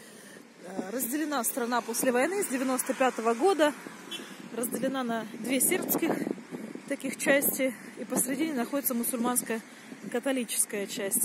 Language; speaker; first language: Russian; native; Russian